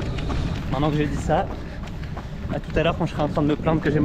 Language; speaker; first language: French; native; French